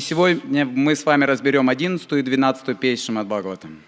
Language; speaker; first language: Russian; native; Russian